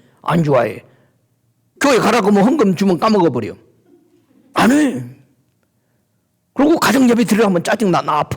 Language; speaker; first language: Korean; native; Korean